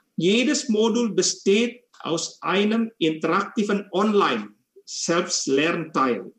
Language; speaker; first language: German; non-native, fluent; Indonesian